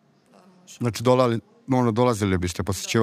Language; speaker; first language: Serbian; native; Serbian